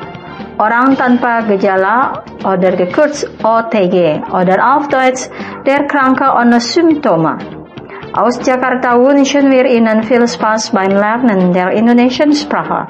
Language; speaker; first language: German; non-native, fluent; Indonesian